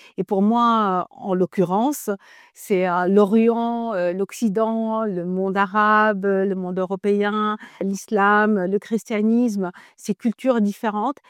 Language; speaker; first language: French; non-native, local second language; Arabic